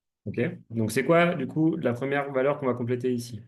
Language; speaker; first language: French; native; French